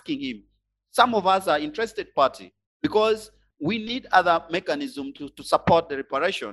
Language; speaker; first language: English; non-native, local second language; Acoli